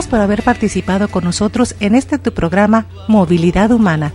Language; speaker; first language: Spanish; native; Spanish